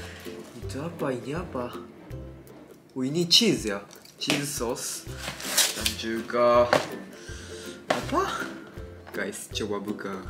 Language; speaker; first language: Indonesian; non-native, learner; Japanese